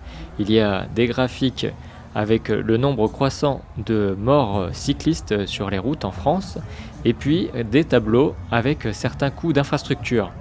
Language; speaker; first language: French; native; French